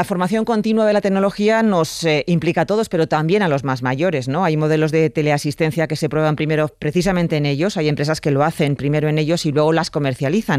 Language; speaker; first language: Spanish; native; Spanish